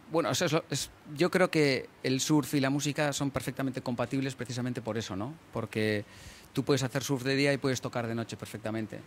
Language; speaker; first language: Spanish; early bilingual, other home language; English